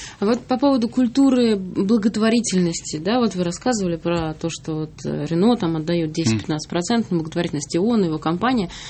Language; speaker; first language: Russian; native; Russian